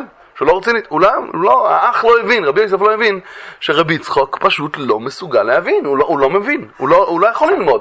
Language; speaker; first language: Hebrew; native; Hebrew